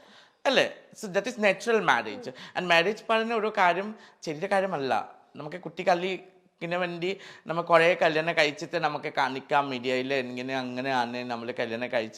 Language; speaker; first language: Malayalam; non-native, fluent; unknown